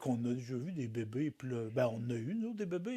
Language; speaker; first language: French; native; French